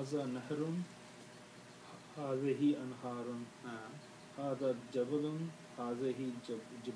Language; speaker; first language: Arabic; non-native, learner; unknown